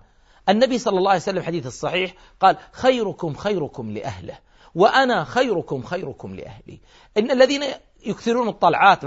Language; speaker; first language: Arabic; native; Arabic